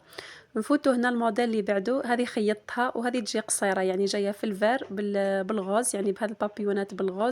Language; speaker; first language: Arabic; native; Arabic